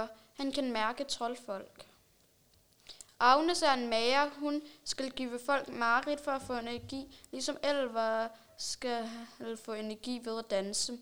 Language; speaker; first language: Danish; native; Danish